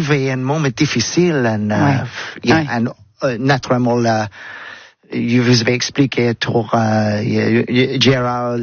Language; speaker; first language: French; non-native, learner; English